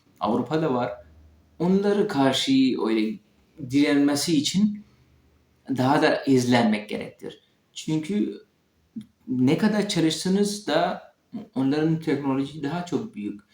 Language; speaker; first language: Turkish; non-native, learner; Urdu